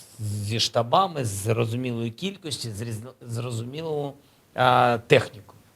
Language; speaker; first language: Ukrainian; native; Ukrainian